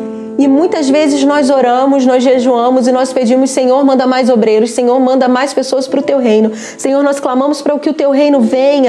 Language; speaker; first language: Portuguese; native; Portuguese